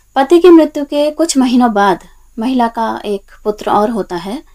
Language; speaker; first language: Hindi; native; Hindi